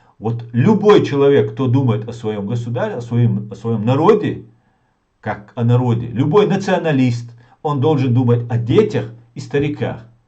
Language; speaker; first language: Russian; non-native, local second language; Chechen